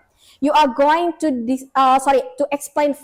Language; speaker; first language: English; non-native, fluent; Indonesian